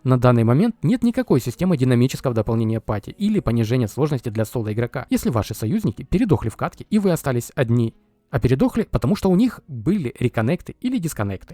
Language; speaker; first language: Russian; native; Russian